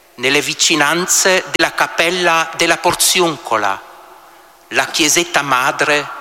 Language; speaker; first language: Italian; non-native, local second language; German